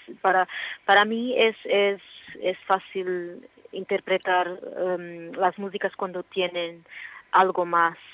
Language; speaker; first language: Spanish; non-native, learner; Portuguese